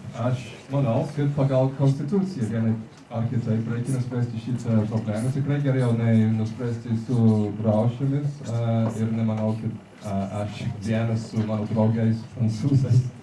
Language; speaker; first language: Lithuanian; non-native, fluent; French